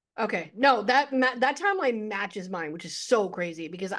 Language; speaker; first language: English; native; English